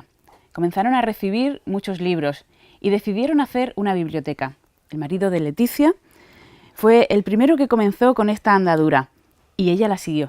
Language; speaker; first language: Spanish; native; Spanish